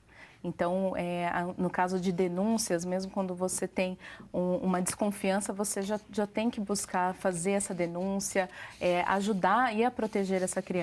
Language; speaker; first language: Portuguese; native; Portuguese